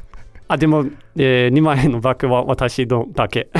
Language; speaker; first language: Japanese; non-native, learner; Danish